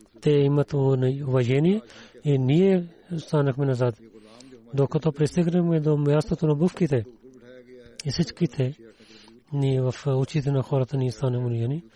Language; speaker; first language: Bulgarian; non-native, learner; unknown